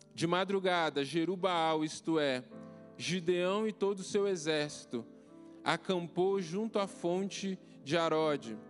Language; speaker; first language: Portuguese; native; Portuguese